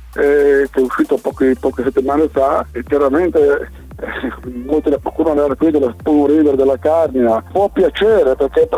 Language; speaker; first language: Italian; native; Italian